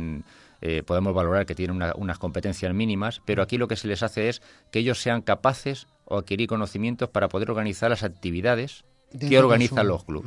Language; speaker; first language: Spanish; native; Spanish